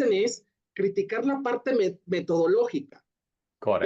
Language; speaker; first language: Spanish; native; Spanish